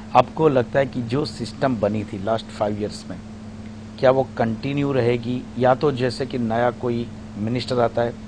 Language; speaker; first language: Hindi; non-native, local second language; Gujarati